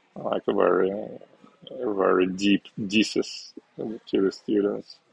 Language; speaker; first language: English; non-native, fluent; Uzbek